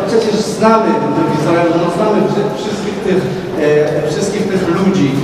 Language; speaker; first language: Polish; non-native, learner; Hebrew